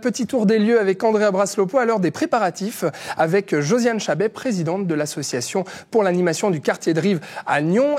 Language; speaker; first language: French; native; French